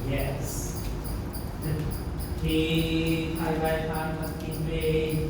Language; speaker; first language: Vietnamese; non-native, learner; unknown